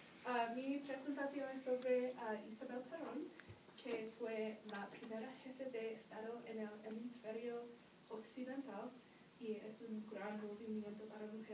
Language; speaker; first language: Spanish; non-native, learner; English